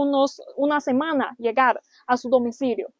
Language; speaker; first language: Spanish; non-native, learner; Chinese